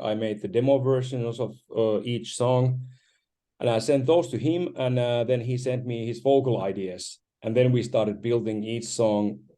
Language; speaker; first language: English; non-native, fluent; Finnish